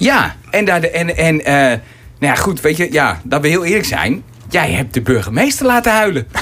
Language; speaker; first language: Dutch; native; Dutch